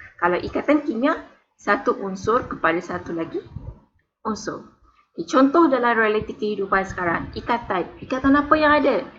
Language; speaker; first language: Malay; native; Malay